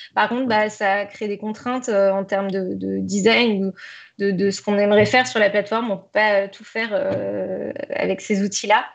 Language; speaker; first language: French; native; French